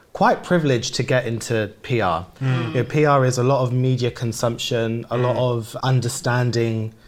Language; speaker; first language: English; early bilingual, other home language; Urdu